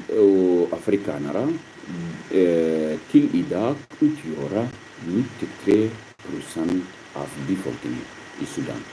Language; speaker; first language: Swedish; non-native, learner; Arabic